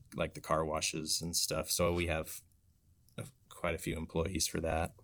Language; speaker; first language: English; native; English